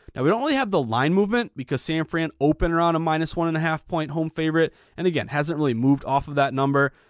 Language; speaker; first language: English; native; English